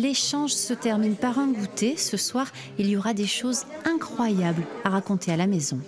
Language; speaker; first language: French; native; French